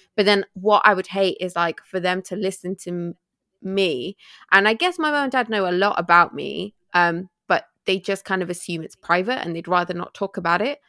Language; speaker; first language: English; early bilingual, other home language; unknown